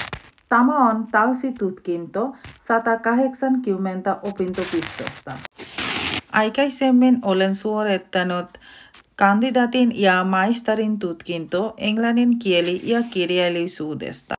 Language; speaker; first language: Finnish; non-native, fluent; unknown